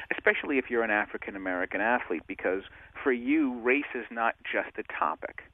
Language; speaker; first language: English; native; English